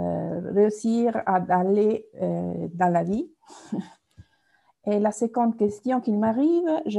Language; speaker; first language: French; non-native, fluent; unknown